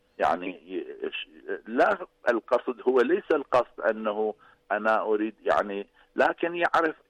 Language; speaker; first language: Arabic; non-native, fluent; Persian